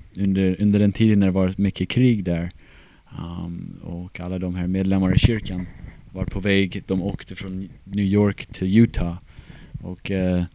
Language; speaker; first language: Swedish; non-native, fluent; English